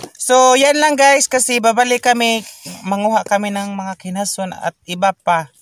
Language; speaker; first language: Filipino; non-native, local second language; Cebuano